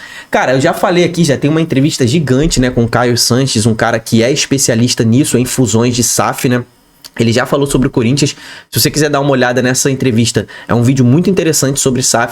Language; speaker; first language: Portuguese; native; Portuguese